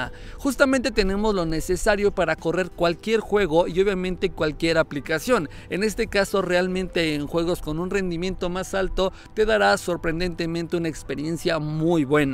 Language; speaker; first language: Spanish; native; Spanish